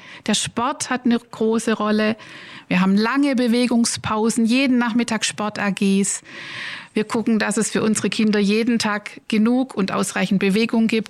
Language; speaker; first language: German; native; German